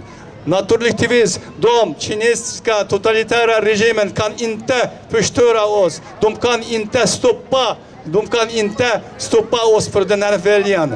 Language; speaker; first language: Swedish; non-native, fluent; Uyghur